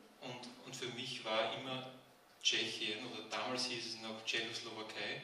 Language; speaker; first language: German; native; German